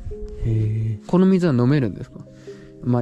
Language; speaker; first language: Japanese; native; Japanese